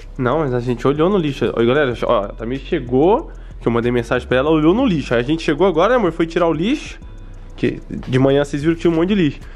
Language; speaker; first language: Portuguese; native; Portuguese